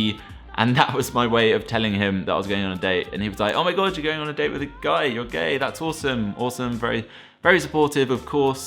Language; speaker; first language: English; native; English